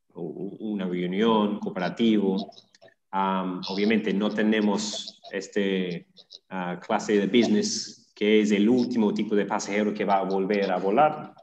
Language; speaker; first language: Spanish; non-native, fluent; English